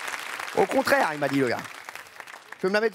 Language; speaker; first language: French; native; French